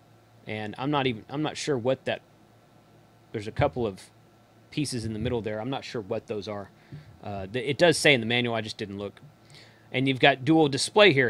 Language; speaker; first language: English; native; English